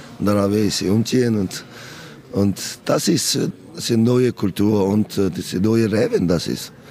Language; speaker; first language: German; non-native, learner; Korean